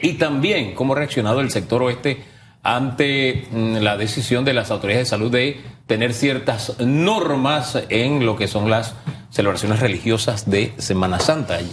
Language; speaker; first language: Spanish; native; Spanish